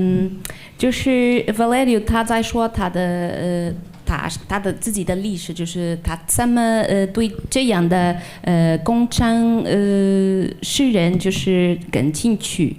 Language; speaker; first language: Chinese; non-native, fluent; Portuguese